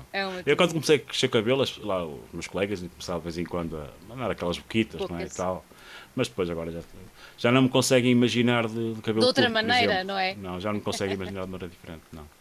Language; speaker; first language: Portuguese; native; Portuguese